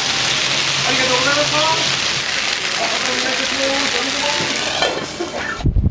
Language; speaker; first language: Japanese; native; Japanese